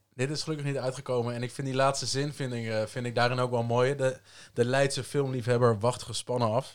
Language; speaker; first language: Dutch; native; Dutch